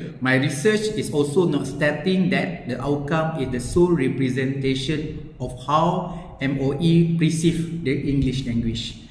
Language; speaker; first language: English; non-native, local second language; Malay